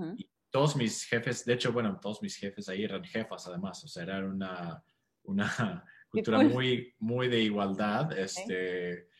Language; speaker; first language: Spanish; non-native, fluent; English